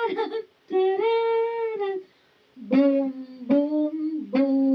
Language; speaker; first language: English; non-native, fluent; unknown